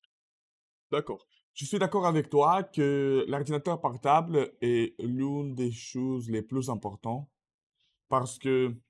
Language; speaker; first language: French; non-native, learner; Russian